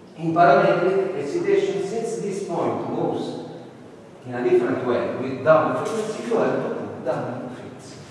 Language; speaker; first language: English; non-native, fluent; Italian